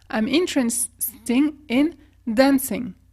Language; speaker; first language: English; non-native, fluent; French